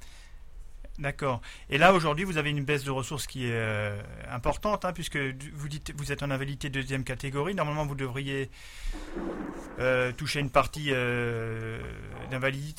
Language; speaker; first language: French; native; French